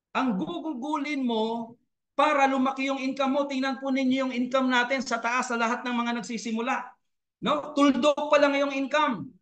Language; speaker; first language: Filipino; non-native, local second language; Bikol